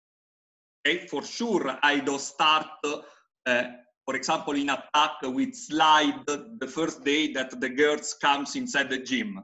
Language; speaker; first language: English; non-native, fluent; Italian